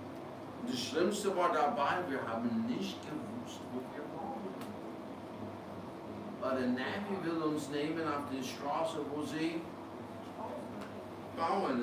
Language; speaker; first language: German; non-native, fluent; English